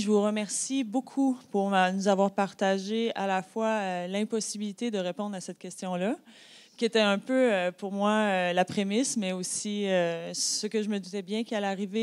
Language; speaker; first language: French; native; French